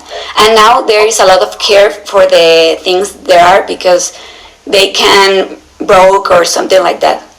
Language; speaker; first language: English; non-native, learner; Spanish